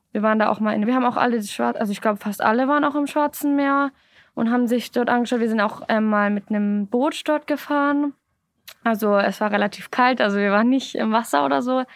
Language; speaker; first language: German; native; German